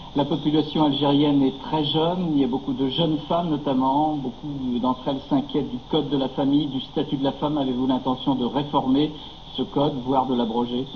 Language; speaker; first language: French; native; French